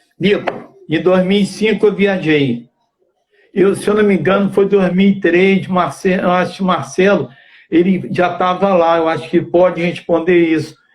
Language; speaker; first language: Portuguese; native; Portuguese